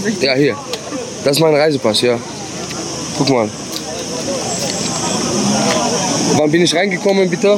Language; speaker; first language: German; non-native, fluent; Arabic